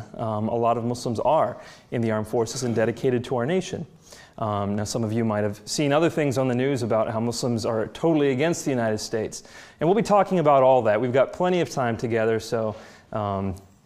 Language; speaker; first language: English; native; English